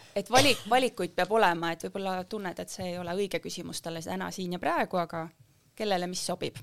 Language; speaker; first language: Estonian; native; Estonian